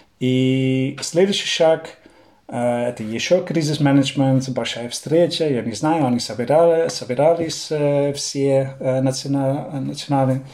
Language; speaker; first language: Russian; non-native, fluent; Dutch